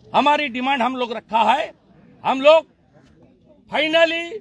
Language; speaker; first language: Hindi; non-native, local second language; Bangla